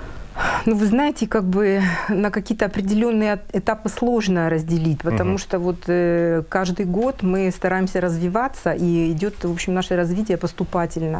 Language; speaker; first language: Russian; native; Russian